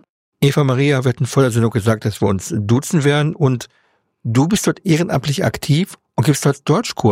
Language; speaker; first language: German; native; German